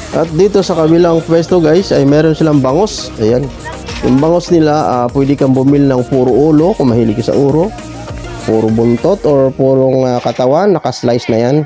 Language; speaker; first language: Filipino; non-native, local second language; Cebuano